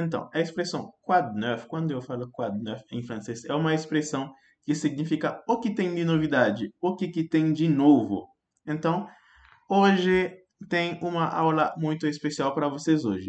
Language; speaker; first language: Portuguese; non-native, fluent; French